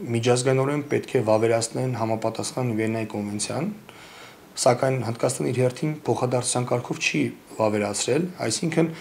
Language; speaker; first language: Armenian; native; Armenian